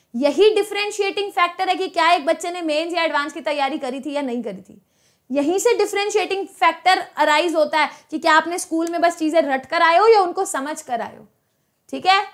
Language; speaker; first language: Hindi; native; Hindi